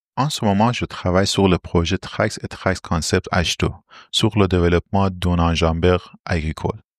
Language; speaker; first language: French; non-native, fluent; Persian